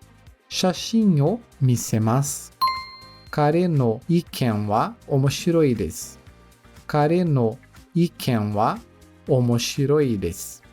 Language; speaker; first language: Japanese; non-native, learner; Portuguese